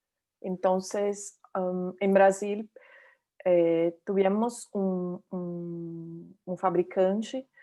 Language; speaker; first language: Spanish; non-native, learner; Portuguese